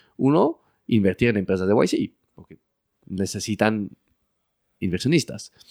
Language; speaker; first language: Spanish; early bilingual, heritage; French